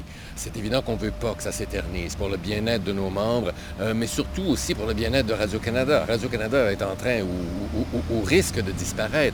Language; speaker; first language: French; native; French